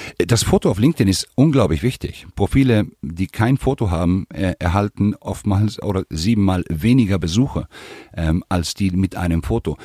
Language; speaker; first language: German; non-native, fluent; Spanish